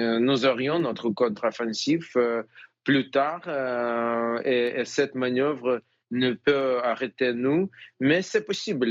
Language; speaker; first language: French; non-native, fluent; Ukrainian